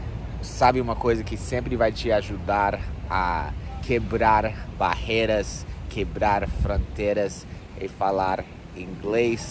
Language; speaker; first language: Portuguese; non-native, fluent; English